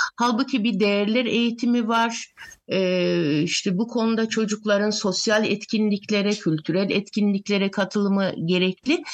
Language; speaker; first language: Turkish; native; Turkish